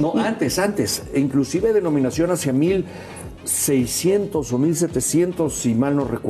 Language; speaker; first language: Spanish; native; Spanish